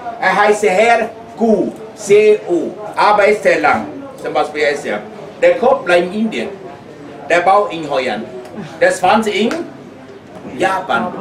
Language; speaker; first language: German; non-native, learner; Vietnamese